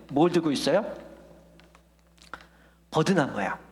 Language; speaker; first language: Korean; native; Korean